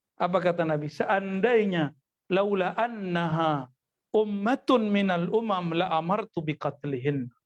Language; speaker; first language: Indonesian; non-native, local second language; Minangkabau